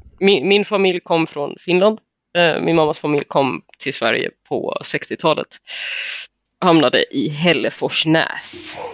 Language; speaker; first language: Swedish; native; Swedish